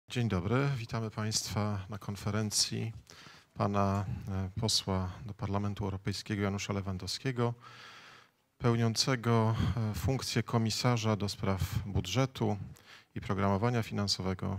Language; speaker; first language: Polish; native; Polish